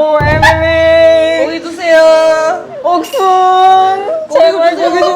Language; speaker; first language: Korean; non-native, fluent; German